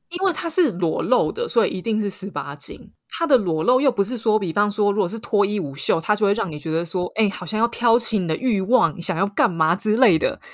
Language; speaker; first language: Chinese; native; Chinese